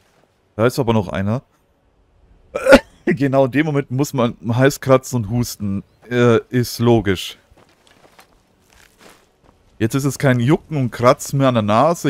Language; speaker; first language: German; native; German